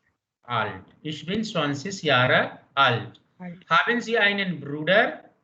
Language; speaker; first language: German; non-native, learner; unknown